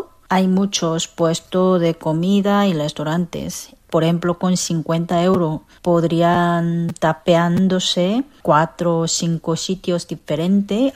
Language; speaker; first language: Spanish; non-native, fluent; Korean